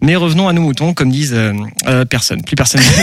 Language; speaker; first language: French; native; French